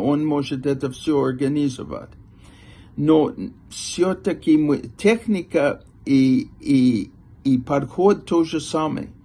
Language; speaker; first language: Russian; non-native, fluent; English